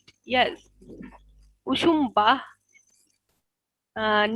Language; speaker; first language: English; non-native, local second language; Bangla